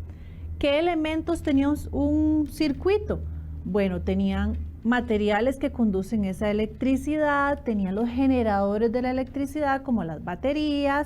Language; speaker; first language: Spanish; native; Spanish